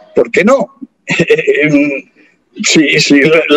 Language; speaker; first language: Spanish; native; Spanish